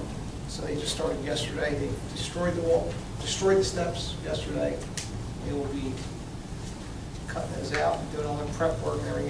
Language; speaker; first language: English; native; English